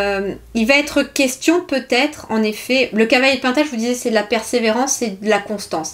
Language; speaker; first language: French; native; French